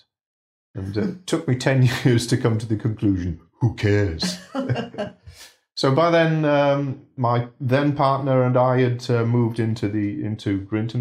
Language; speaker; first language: English; native; English